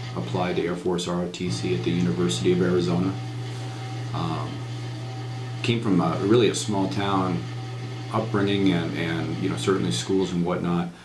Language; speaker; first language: English; native; English